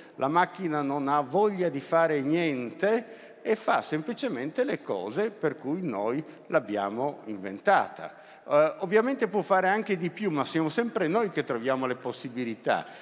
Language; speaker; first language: Italian; native; Italian